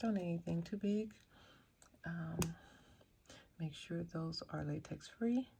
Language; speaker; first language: English; native; English